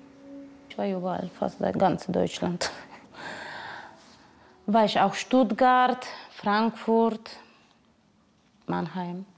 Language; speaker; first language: German; non-native, learner; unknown